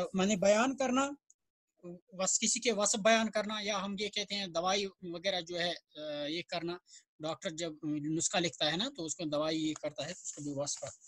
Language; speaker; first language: Hindi; non-native, local second language; Kashmiri